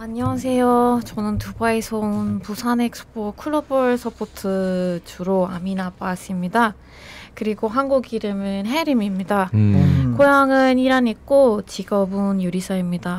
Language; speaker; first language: Korean; non-native, fluent; Persian